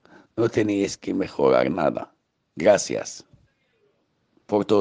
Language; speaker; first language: Spanish; non-native, fluent; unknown